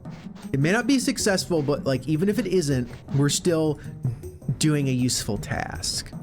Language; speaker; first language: English; native; English